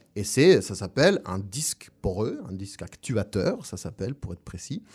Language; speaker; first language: French; non-native, fluent; Spanish